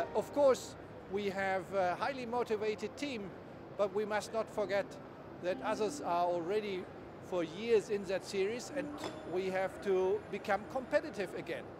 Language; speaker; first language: English; non-native, fluent; German